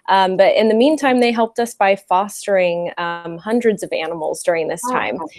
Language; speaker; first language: English; native; English